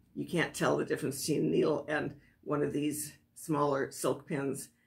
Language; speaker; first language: English; native; English